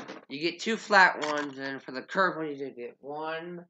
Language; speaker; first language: English; native; English